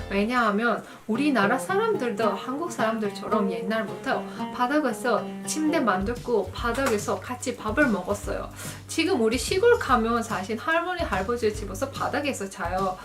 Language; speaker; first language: Korean; non-native, fluent; Azerbaijani